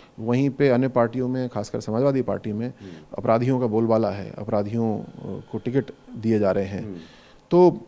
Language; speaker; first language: Hindi; native; Hindi